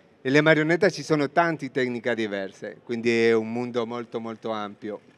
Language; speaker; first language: Italian; non-native, fluent; Spanish